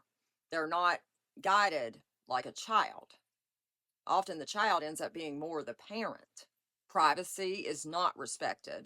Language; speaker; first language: English; native; English